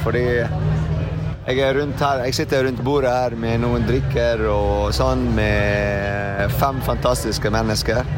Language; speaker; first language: Norwegian; non-native, fluent; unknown